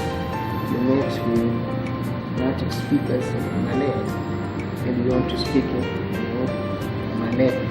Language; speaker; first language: English; non-native, local second language; Swahili